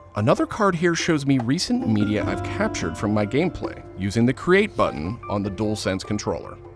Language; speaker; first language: English; native; English